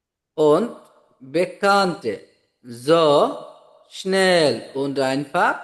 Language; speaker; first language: German; non-native, fluent; Bangla